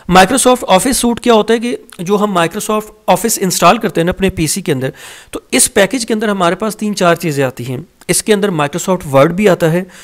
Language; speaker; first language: Hindi; native; Hindi